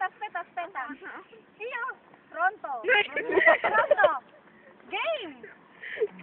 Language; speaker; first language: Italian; non-native, learner; Filipino